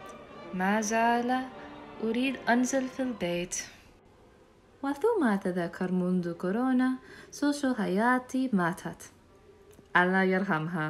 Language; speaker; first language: Arabic; non-native, learner; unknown